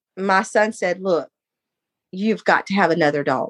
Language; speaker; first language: English; native; English